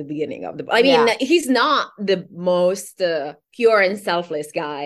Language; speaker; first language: English; non-native, fluent; Italian